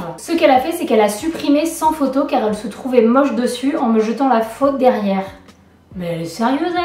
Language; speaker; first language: French; native; French